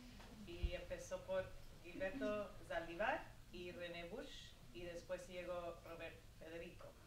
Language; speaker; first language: Spanish; early bilingual, heritage; Spanish